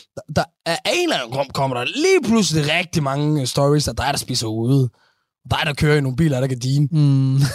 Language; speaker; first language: Danish; early bilingual, other home language; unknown